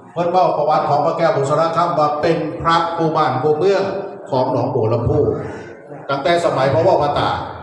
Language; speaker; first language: Thai; non-native, local second language; Northeastern Thai